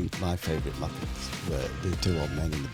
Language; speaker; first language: English; native; English